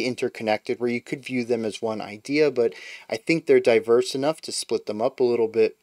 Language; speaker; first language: English; native; English